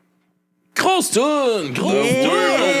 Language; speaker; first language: French; native; French